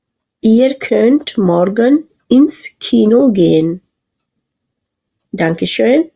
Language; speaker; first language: German; non-native, fluent; Urdu